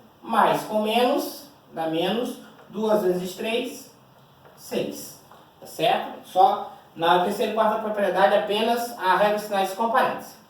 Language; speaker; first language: Portuguese; native; Portuguese